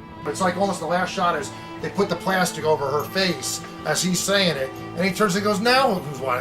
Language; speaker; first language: English; native; English